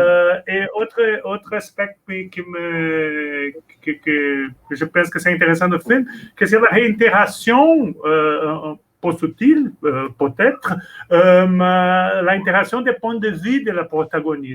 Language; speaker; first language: French; non-native, learner; Portuguese